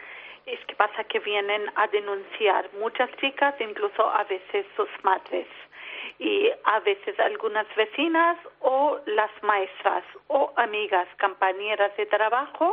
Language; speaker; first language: Spanish; non-native, learner; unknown